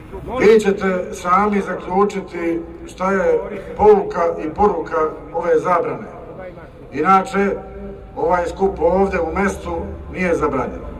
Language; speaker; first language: Bosnian; native; Bosnian